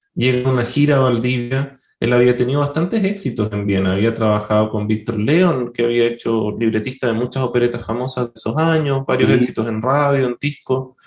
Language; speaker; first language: Spanish; native; Spanish